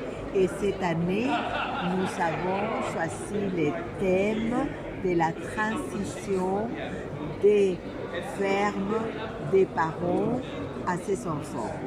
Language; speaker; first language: French; non-native, fluent; Spanish